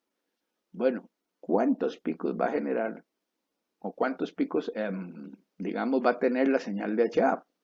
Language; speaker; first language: Spanish; native; Spanish